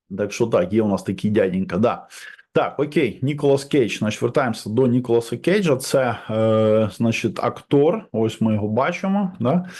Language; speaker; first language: Ukrainian; non-native, local second language; Russian